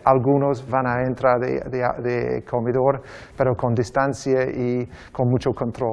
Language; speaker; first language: Spanish; non-native, learner; English